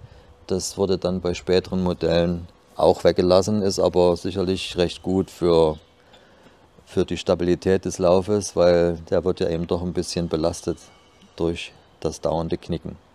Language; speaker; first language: German; native; German